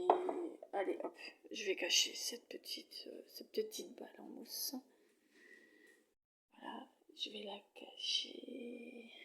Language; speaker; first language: French; native; French